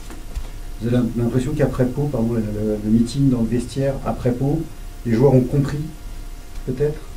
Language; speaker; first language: French; native; French